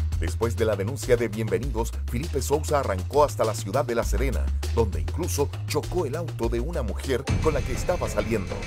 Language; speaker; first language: Spanish; native; Spanish